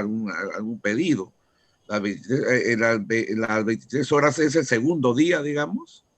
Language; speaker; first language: Spanish; native; Spanish